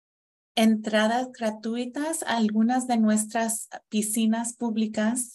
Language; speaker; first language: Spanish; non-native, fluent; English